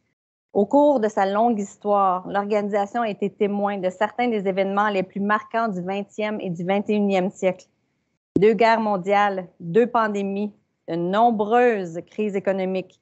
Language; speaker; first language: French; native; French